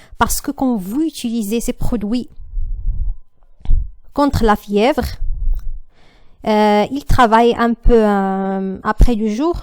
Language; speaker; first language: French; non-native, learner; Arabic